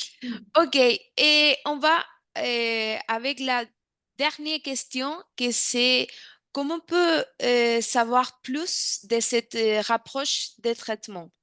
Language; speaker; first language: French; non-native, fluent; Spanish